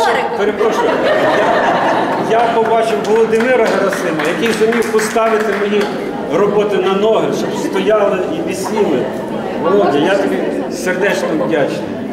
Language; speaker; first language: Ukrainian; native; Ukrainian